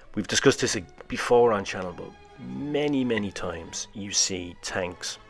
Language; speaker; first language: English; native; English